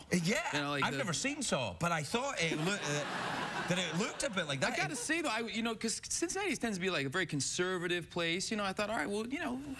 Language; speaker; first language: English; native; English